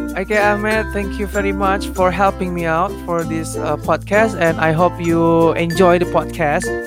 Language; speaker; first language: English; non-native, learner; Indonesian